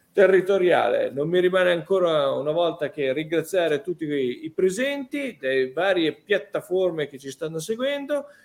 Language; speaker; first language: Italian; native; Italian